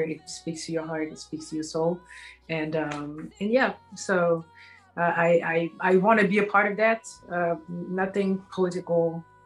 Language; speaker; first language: English; non-native, fluent; French